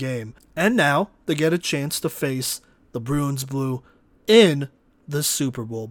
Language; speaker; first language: English; native; English